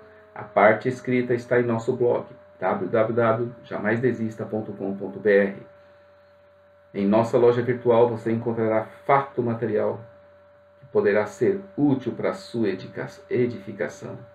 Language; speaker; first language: Portuguese; native; Portuguese